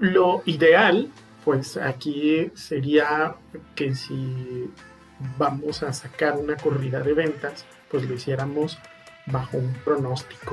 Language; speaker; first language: Spanish; native; Spanish